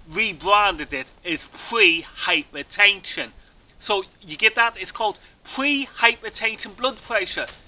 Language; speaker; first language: English; native; English